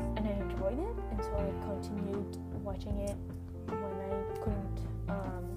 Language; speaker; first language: English; non-native, fluent; French